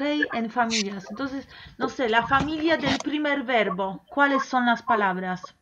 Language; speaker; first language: Spanish; non-native, fluent; Polish